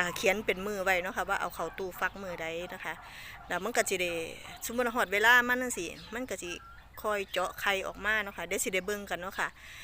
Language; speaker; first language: Thai; native; Thai